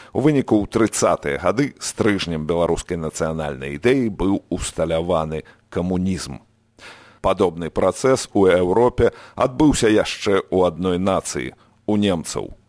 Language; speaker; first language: Belarusian; native; Belarusian